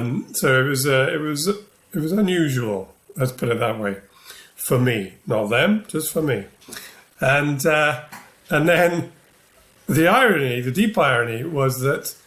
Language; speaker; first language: English; native; English